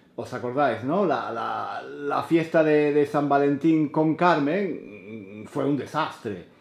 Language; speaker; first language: Spanish; native; Spanish